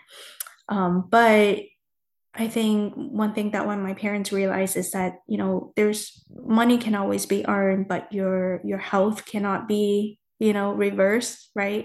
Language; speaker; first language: English; non-native, fluent; Chinese